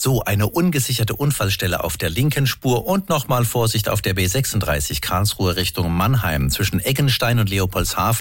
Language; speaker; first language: German; native; German